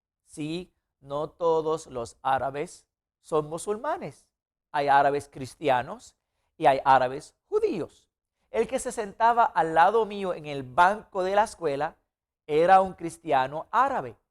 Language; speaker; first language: Spanish; non-native, fluent; Arabic